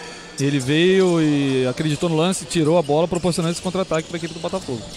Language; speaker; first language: Portuguese; native; Portuguese